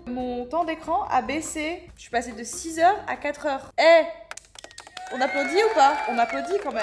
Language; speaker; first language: French; native; French